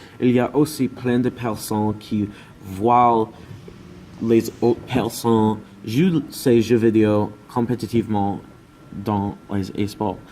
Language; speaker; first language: French; non-native, learner; English